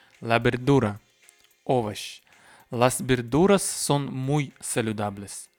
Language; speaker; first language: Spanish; non-native, learner; Russian